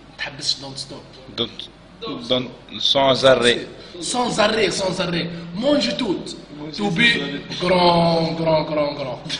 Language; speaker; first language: French; non-native, local second language; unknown